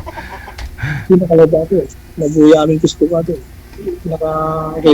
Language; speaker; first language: Filipino; non-native, local second language; Iloko